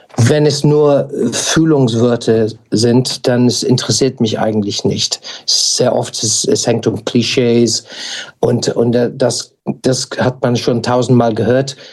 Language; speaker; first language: German; non-native, fluent; English